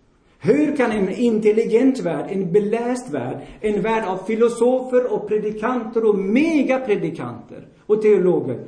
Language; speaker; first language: Swedish; non-native, fluent; Armenian